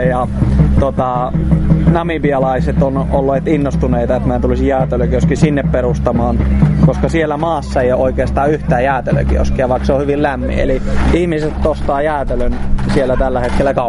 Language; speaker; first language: Finnish; native; Finnish